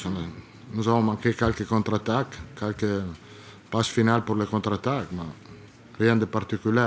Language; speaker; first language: French; non-native, learner; Italian